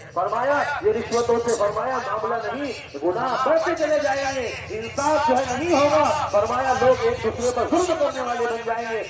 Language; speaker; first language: Urdu; native; Urdu